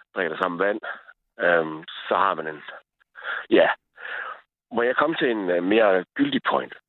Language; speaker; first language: Danish; native; Danish